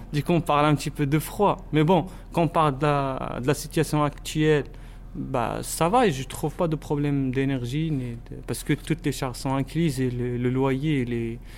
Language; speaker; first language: French; non-native, local second language; Arabic